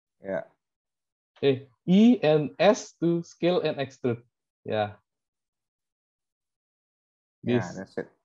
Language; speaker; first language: English; non-native, learner; Indonesian